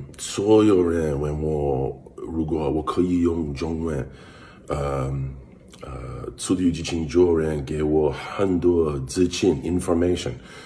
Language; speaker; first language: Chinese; non-native, learner; English